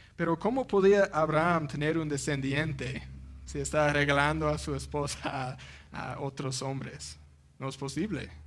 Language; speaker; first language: Spanish; non-native, fluent; English